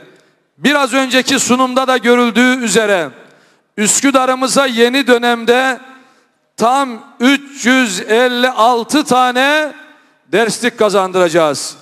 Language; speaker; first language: Turkish; native; Turkish